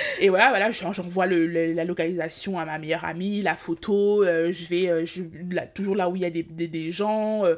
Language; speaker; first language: French; early bilingual, other home language; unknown